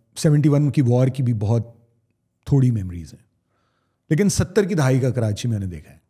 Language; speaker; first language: Urdu; native; Urdu